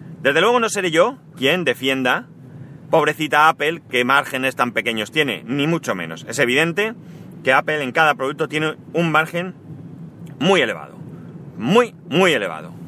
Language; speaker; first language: Spanish; native; Spanish